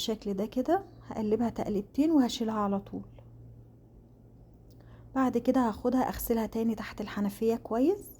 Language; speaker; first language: Arabic; native; Arabic